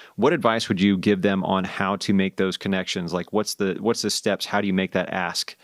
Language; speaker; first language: English; native; English